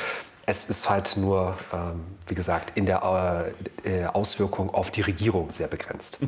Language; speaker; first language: German; native; German